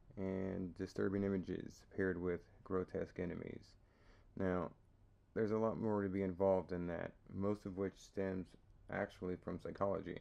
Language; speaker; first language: English; native; English